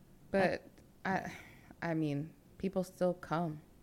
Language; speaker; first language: English; early bilingual, other home language; Spanish